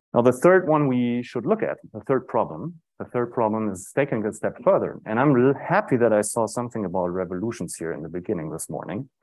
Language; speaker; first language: English; non-native, fluent; German